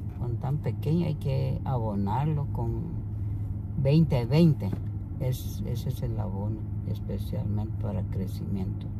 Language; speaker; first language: Spanish; non-native, local second language; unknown